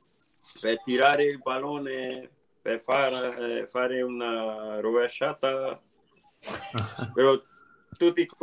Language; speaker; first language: Italian; non-native, learner; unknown